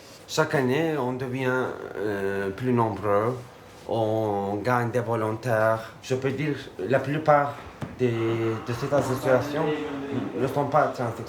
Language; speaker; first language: French; non-native, fluent; Turkish